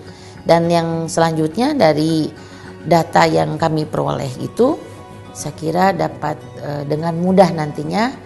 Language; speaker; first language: Indonesian; native; Indonesian